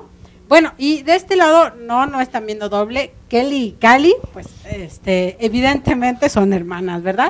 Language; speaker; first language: Spanish; native; Spanish